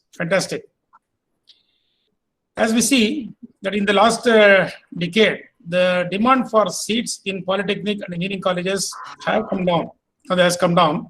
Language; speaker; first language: English; non-native, local second language; Kannada